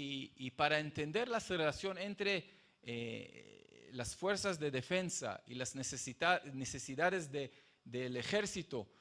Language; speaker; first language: Spanish; non-native, fluent; Hebrew